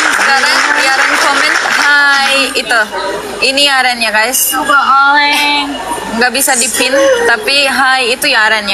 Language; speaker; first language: Indonesian; non-native, learner; Turkish